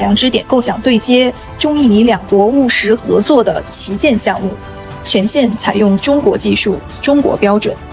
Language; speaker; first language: Chinese; native; Chinese